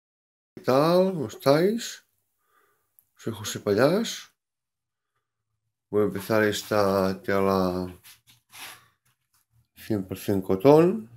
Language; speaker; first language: Spanish; non-native, local second language; Catalan